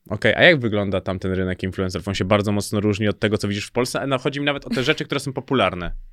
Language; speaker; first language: Polish; native; Polish